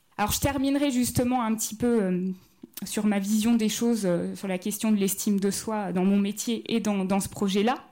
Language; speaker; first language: French; native; French